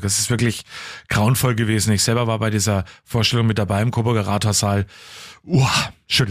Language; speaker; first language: German; native; German